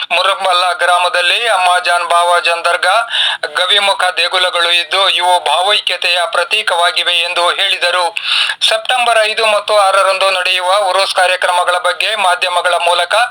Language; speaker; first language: Kannada; native; Kannada